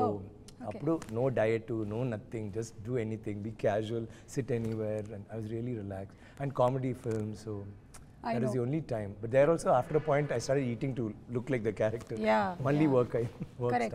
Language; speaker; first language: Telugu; non-native, learner; Tamil